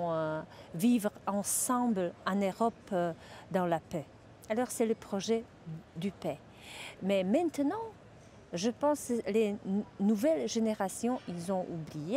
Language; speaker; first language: French; non-native, fluent; Czech